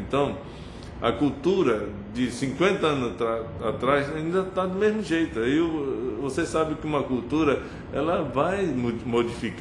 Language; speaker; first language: Portuguese; early bilingual, other home language; Japanese